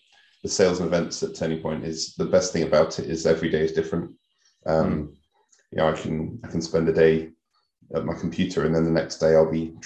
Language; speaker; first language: English; native; English